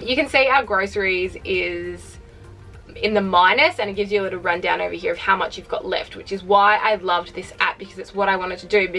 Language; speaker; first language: English; native; English